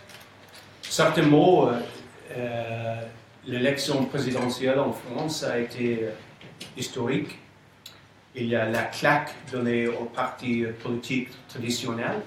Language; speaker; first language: French; non-native, fluent; English